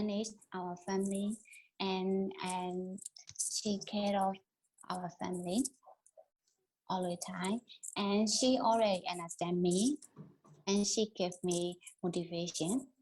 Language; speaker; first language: English; non-native, learner; Burmese